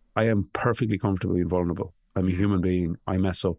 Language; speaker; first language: English; native; English